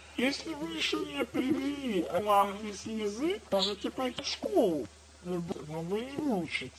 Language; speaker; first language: Russian; non-native, learner; English